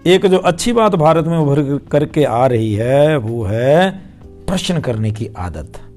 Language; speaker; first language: Hindi; native; Hindi